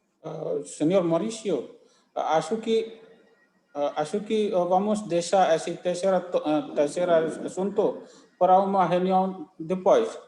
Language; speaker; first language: Portuguese; non-native, learner; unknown